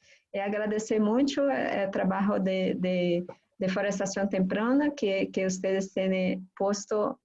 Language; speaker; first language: Spanish; non-native, fluent; Portuguese